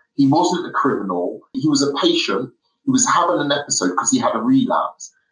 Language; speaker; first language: English; native; English